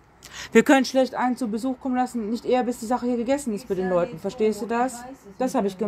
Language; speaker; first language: German; native; German